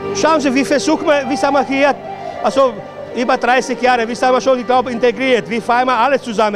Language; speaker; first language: German; non-native, learner; Serbian